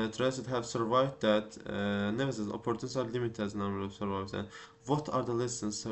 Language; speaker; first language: English; non-native, learner; Azerbaijani